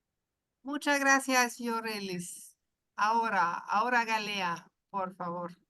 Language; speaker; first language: Spanish; non-native, fluent; German